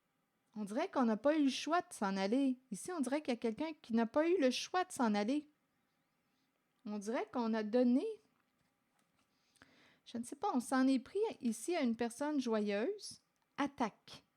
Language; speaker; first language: French; native; French